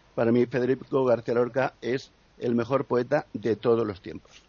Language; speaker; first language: Spanish; native; Spanish